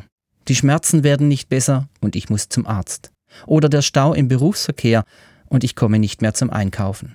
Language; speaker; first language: German; native; German